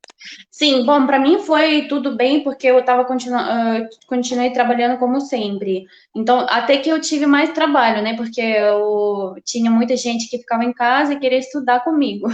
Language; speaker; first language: Portuguese; non-native, fluent; Russian